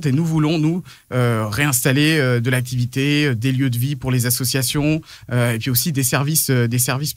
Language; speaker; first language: French; native; French